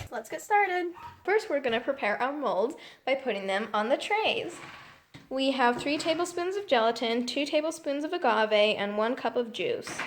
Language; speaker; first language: English; native; English